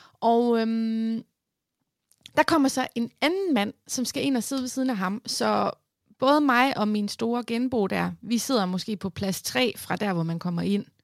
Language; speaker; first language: Danish; native; Danish